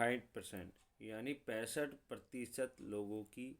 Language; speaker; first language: Hindi; native; Hindi